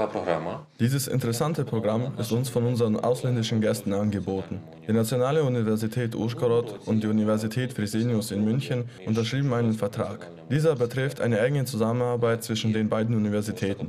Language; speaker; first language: German; non-native, fluent; Ukrainian